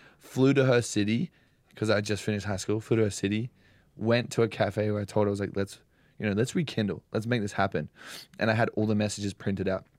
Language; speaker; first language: English; native; English